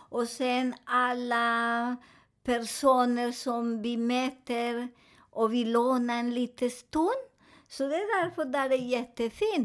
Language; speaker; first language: Swedish; non-native, learner; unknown